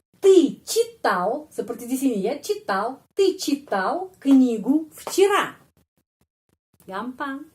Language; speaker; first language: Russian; non-native, fluent; Indonesian